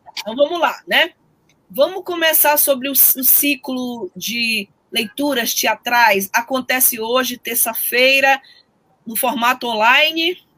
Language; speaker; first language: Portuguese; native; Portuguese